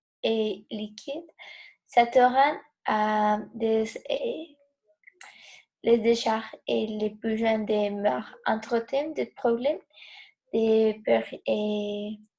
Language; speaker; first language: French; non-native, learner; Spanish